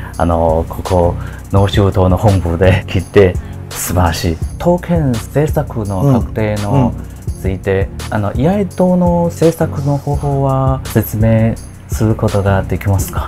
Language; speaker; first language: Japanese; non-native, learner; Chinese